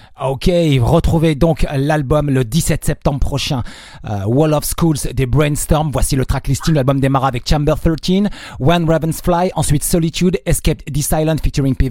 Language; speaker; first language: French; native; French